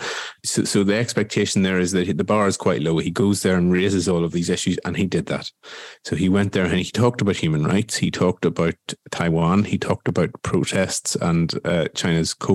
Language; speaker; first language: English; native; English